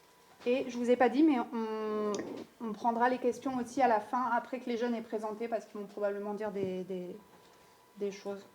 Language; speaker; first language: French; native; French